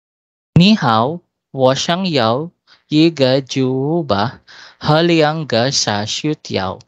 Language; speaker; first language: Chinese; non-native, learner; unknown